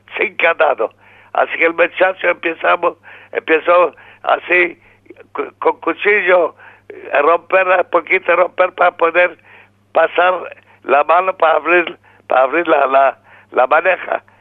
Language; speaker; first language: Spanish; non-native, fluent; Polish